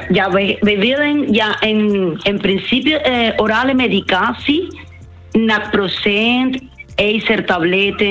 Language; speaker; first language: Dutch; non-native, learner; Spanish